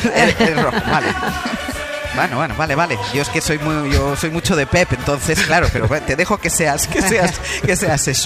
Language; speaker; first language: Spanish; native; Spanish